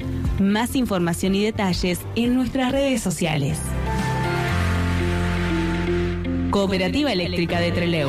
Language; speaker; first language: Spanish; native; Spanish